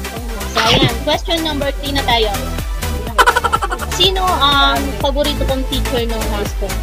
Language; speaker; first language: Filipino; native; Filipino